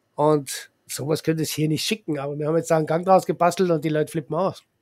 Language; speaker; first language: German; native; German